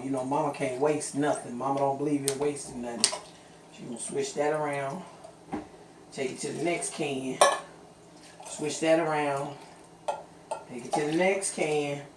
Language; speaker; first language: English; native; English